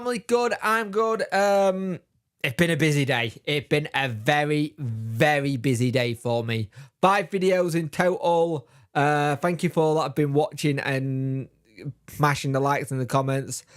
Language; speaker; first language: English; native; English